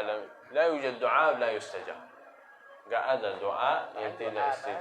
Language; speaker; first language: Arabic; native; Arabic